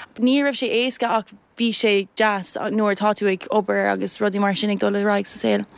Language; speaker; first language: Irish; non-native, local second language; English